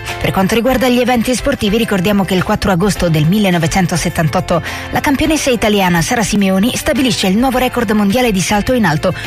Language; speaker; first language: Italian; native; Italian